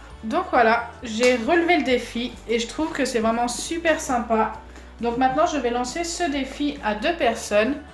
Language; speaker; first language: French; native; French